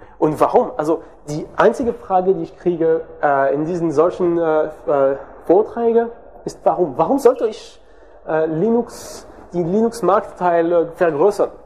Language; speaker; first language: German; non-native, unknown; French